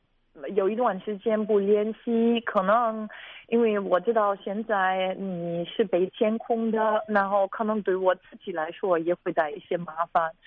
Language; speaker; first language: Chinese; non-native, fluent; German